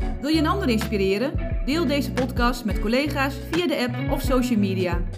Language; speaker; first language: Dutch; native; Dutch